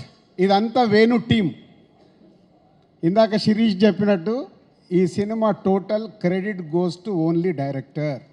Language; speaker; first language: Telugu; native; Telugu